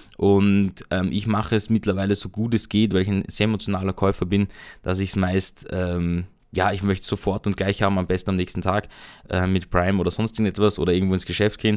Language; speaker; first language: German; native; German